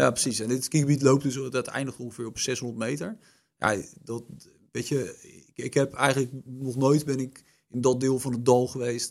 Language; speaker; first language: Dutch; native; Dutch